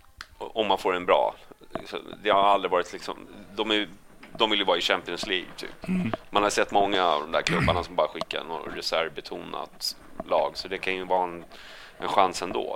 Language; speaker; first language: Swedish; native; Swedish